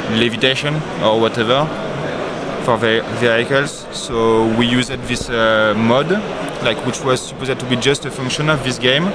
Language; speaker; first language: English; non-native, learner; French